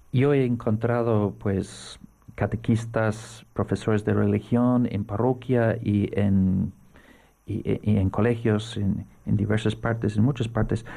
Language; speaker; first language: Spanish; non-native, fluent; English